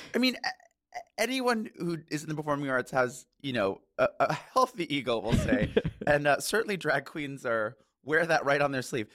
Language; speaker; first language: English; native; English